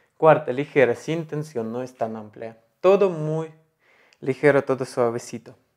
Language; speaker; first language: Spanish; non-native, fluent; Russian